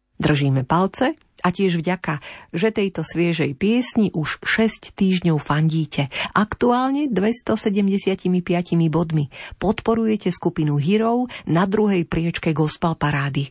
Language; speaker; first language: Slovak; native; Slovak